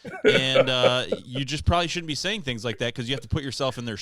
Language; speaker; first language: English; native; English